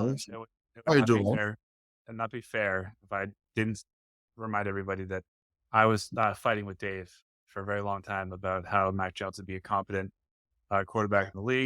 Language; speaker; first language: English; native; English